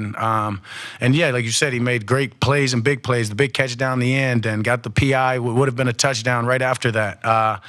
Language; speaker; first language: English; native; English